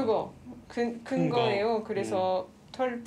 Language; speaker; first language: Korean; non-native, learner; French